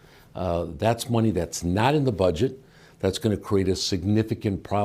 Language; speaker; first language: English; native; English